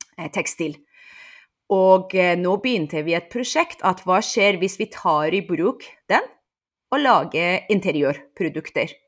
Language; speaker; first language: Norwegian; non-native, fluent; Persian